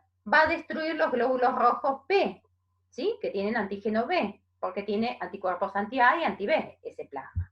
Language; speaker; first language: Spanish; native; Spanish